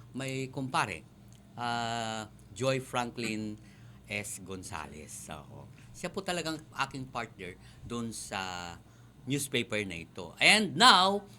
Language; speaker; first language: Filipino; non-native, local second language; Pampanga